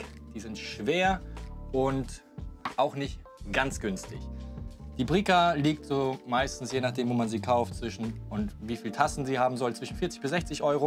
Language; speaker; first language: German; native; German